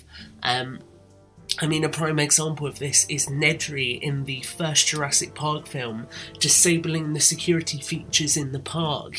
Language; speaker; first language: English; non-native, fluent; German